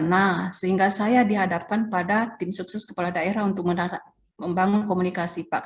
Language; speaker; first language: Indonesian; native; Indonesian